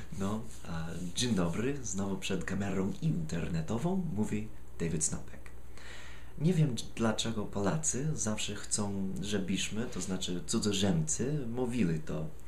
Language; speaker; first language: Polish; non-native, fluent; English